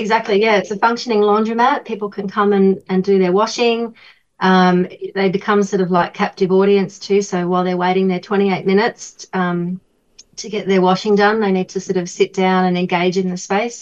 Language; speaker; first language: English; native; English